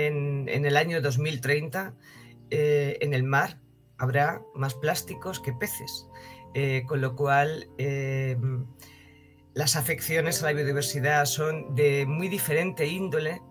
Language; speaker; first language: Spanish; native; Spanish